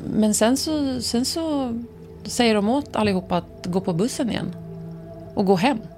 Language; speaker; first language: Swedish; early bilingual, other home language; Arabic